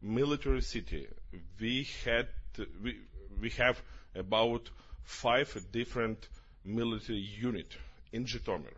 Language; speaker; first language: English; non-native, learner; Ukrainian